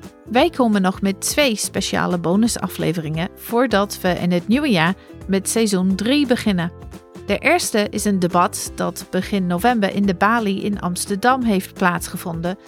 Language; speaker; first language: Dutch; non-native, fluent; English